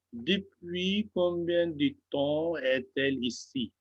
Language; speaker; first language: French; non-native, fluent; Hindi